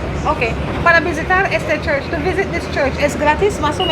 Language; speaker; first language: Spanish; non-native, learner; English